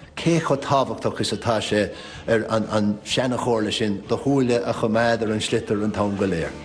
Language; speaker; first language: Irish; native; Irish